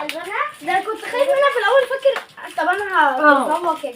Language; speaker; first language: Arabic; native; Arabic